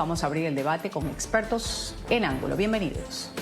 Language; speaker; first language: Spanish; native; Spanish